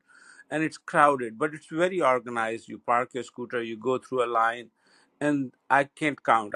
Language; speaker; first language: English; non-native, local second language; Hindi